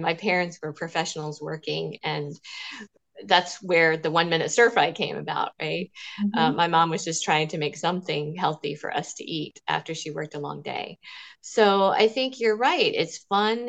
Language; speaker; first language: English; native; English